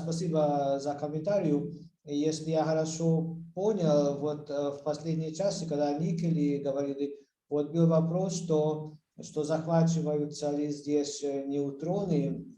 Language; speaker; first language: Russian; non-native, fluent; Hungarian